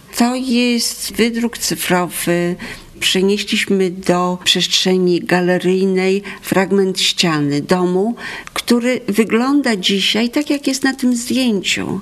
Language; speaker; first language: Polish; native; Polish